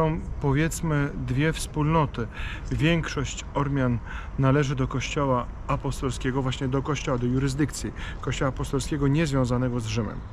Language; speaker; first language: Polish; non-native, fluent; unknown